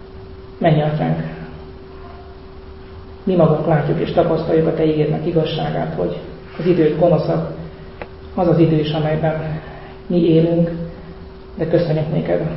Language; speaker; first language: Hungarian; native; Hungarian